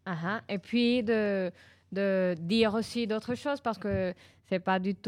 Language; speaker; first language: French; non-native, learner; Spanish